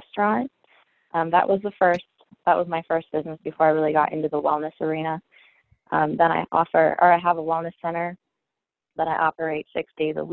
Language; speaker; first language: English; native; English